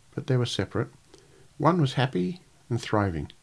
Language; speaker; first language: English; native; English